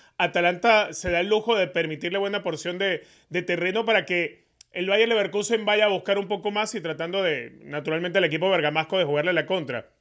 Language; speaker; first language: Spanish; native; Spanish